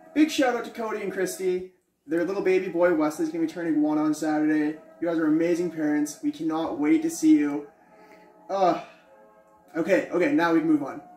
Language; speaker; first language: English; native; English